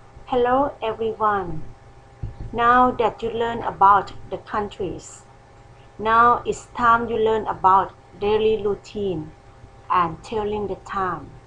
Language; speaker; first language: English; non-native, fluent; Thai